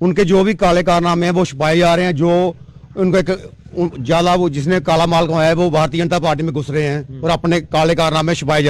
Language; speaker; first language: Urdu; non-native, local second language; Dogri